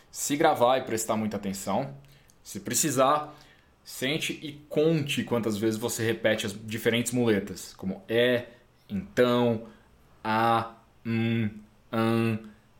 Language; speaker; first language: Portuguese; native; Portuguese